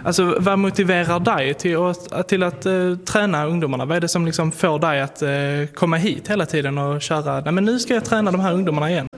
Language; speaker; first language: Swedish; native; Swedish